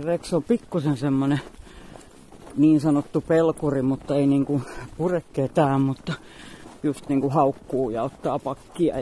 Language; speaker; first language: Finnish; native; Finnish